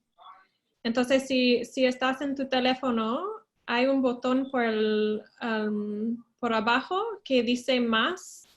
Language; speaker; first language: Spanish; non-native, learner; English